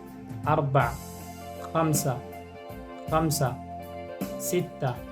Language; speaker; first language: Arabic; non-native, fluent; Oromo